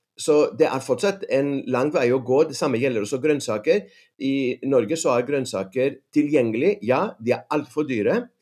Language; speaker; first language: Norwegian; non-native, fluent; Greek